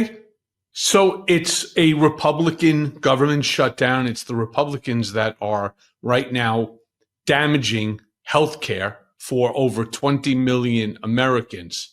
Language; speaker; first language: English; native; English